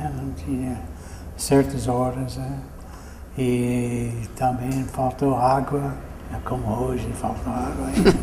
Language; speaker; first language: Portuguese; non-native, fluent; English